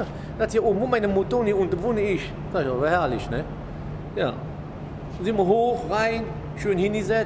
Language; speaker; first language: German; native; German